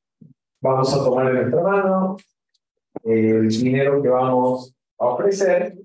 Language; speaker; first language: Spanish; native; Spanish